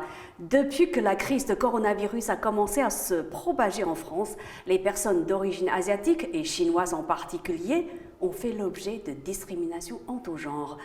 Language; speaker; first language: French; native; French